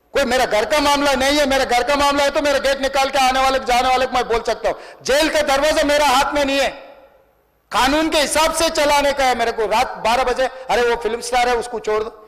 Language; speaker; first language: Hindi; non-native, local second language; Telugu